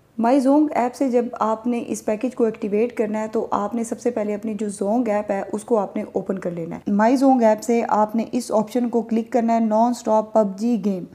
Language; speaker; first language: Urdu; non-native, local second language; Punjabi